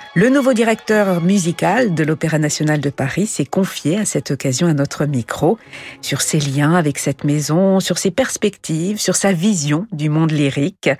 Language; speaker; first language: French; native; French